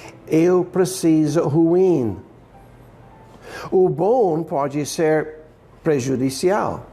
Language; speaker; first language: Portuguese; non-native, fluent; English